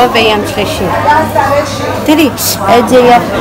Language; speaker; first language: Hebrew; non-native, learner; Nepali